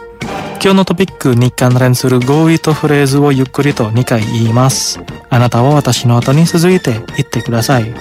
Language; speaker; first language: Japanese; non-native, fluent; Indonesian